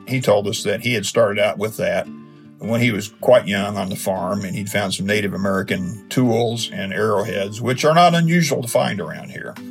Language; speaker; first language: English; native; English